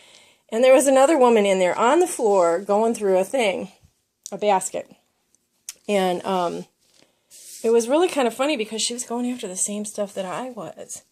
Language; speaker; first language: English; native; English